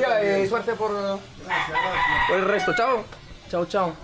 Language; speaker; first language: Spanish; non-native, learner; French